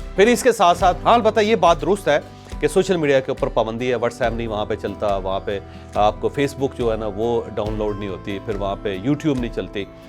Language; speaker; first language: Urdu; non-native, local second language; Punjabi